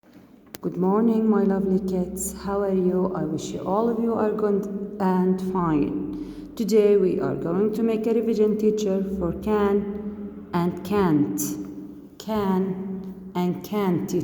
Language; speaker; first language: English; non-native, learner; Arabic